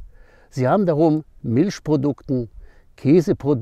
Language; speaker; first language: German; non-native, fluent; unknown